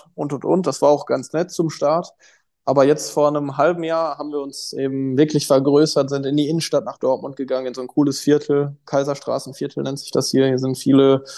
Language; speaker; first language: German; native; German